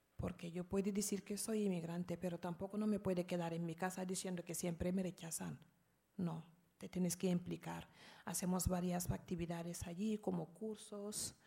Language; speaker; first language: Spanish; non-native, fluent; Arabic